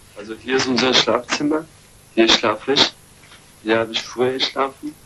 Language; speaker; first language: German; early bilingual, other home language; Turkish